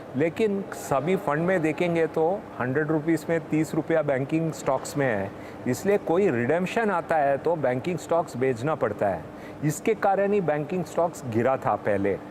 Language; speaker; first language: Hindi; non-native, local second language; Tamil